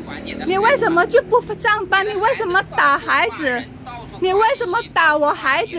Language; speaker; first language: Chinese; non-native, fluent; Indonesian